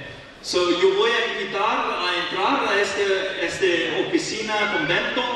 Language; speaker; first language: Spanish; non-native, learner; English